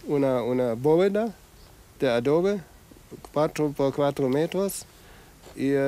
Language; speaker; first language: Spanish; non-native, fluent; German